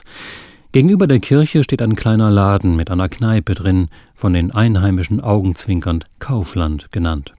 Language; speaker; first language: German; native; German